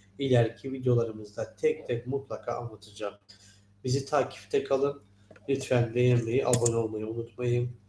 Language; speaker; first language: Turkish; non-native, fluent; Turkmen